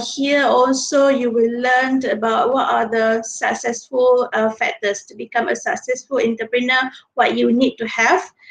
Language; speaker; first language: English; non-native, local second language; Malay